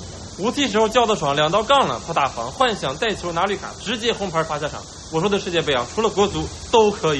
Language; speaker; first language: Chinese; native; Chinese